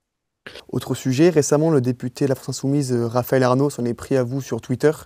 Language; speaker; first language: French; native; French